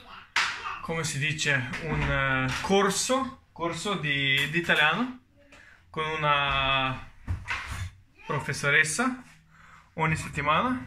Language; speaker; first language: Italian; non-native, learner; Russian